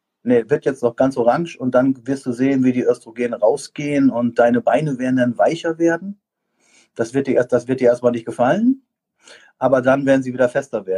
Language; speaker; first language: German; native; German